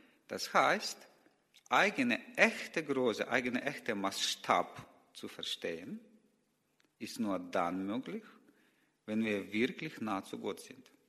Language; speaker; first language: German; non-native, learner; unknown